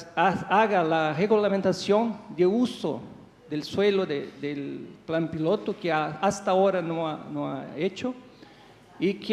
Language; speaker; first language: Spanish; non-native, fluent; Portuguese